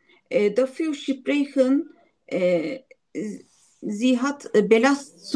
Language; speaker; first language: German; non-native, learner; Turkish